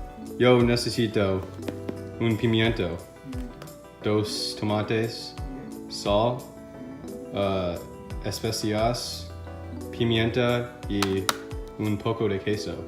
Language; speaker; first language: Spanish; non-native, learner; English